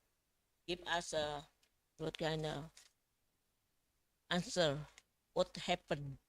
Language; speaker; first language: English; non-native, fluent; Indonesian